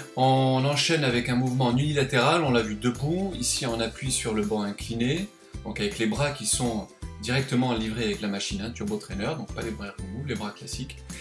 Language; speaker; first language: French; native; French